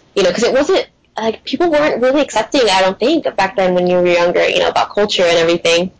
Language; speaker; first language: English; native; English